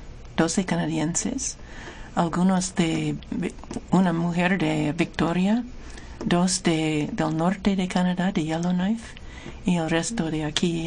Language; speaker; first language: Spanish; non-native, fluent; English